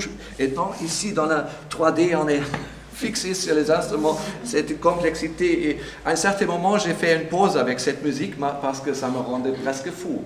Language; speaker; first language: French; non-native, fluent; German